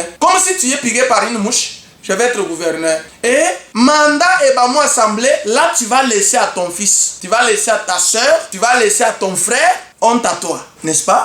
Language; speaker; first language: French; non-native, local second language; Luba-Lulua